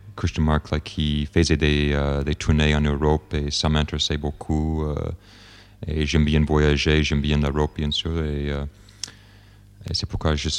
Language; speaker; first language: French; non-native, fluent; English